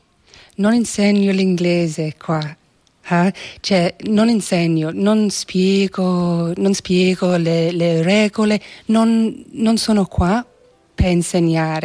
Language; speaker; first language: Italian; non-native, fluent; English